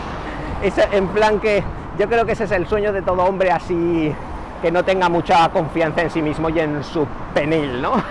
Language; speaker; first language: Spanish; native; Spanish